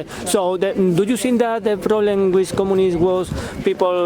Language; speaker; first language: English; non-native, learner; Spanish